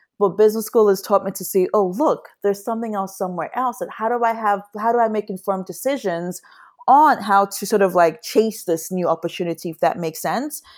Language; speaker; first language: English; non-native, local second language; Yoruba